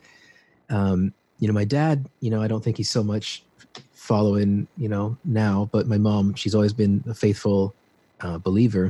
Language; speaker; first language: English; native; English